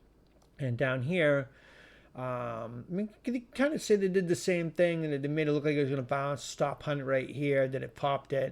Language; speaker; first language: English; native; English